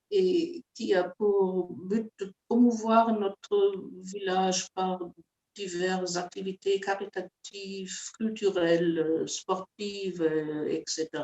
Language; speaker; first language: French; non-native, fluent; German